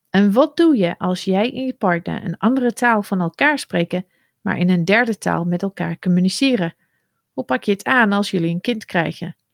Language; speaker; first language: Dutch; non-native, fluent; English